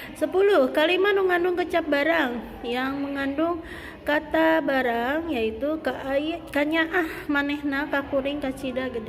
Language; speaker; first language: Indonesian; non-native, local second language; Sundanese